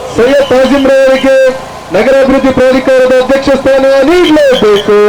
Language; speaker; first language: Kannada; non-native, local second language; Urdu